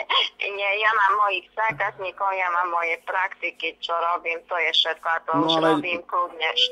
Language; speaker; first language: Slovak; non-native, local second language; Hungarian